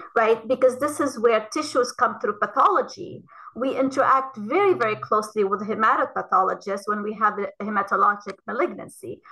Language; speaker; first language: English; non-native, fluent; Arabic